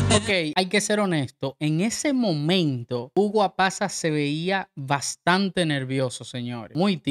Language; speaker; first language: Spanish; native; Spanish